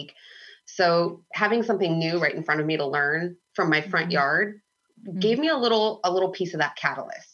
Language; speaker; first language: English; native; English